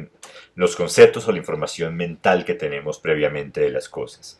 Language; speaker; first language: Spanish; native; Spanish